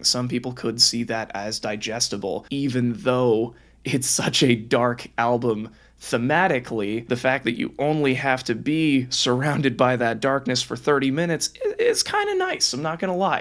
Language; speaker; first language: English; native; English